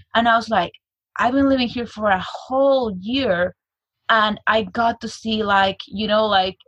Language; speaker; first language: English; non-native, fluent; Spanish